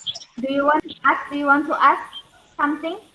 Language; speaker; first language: English; non-native, learner; Indonesian